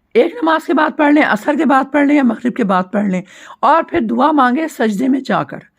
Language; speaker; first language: Urdu; native; Urdu